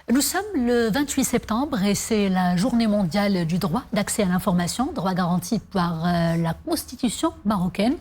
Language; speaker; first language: French; non-native, local second language; Arabic